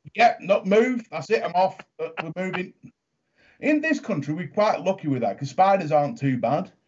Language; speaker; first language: English; native; English